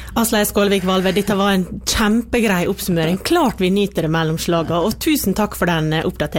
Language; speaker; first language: Norwegian; native; Norwegian